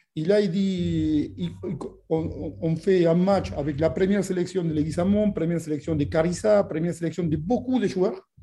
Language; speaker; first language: French; non-native, fluent; Spanish